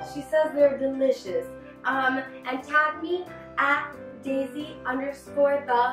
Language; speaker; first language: English; native; English